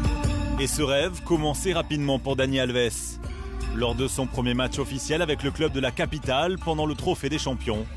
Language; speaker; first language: French; native; French